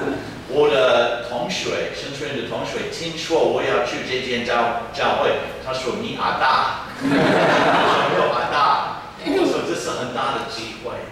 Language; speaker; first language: Chinese; non-native, fluent; English